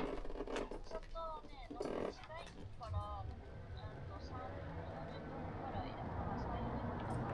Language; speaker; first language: Japanese; native; Japanese